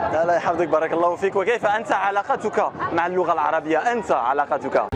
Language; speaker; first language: Arabic; early bilingual, heritage; Arabic